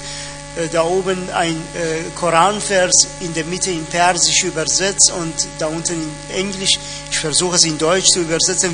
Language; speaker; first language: German; non-native, fluent; Persian